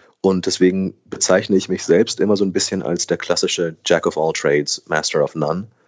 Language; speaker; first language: German; early bilingual, other home language; Portuguese